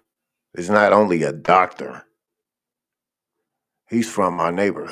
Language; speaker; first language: English; native; English